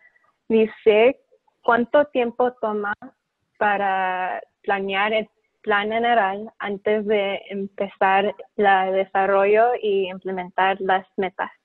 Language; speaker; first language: Spanish; early bilingual, heritage; Spanish